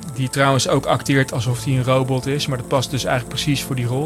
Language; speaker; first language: Dutch; native; Dutch